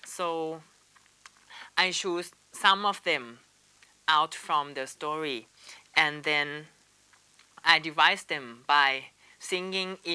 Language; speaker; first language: English; non-native, learner; Thai